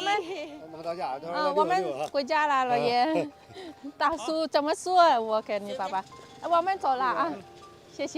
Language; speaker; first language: Chinese; non-native, fluent; Indonesian